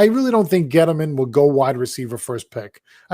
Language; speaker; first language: English; native; English